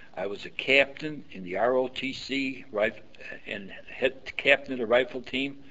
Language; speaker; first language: English; early bilingual, other home language; Yiddish